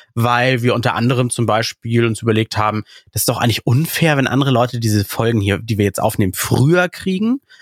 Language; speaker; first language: German; early bilingual, other home language; Russian